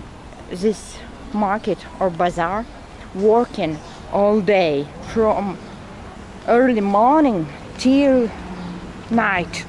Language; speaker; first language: English; non-native, learner; Russian